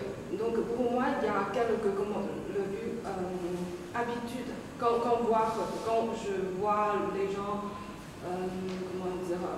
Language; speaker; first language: French; non-native, learner; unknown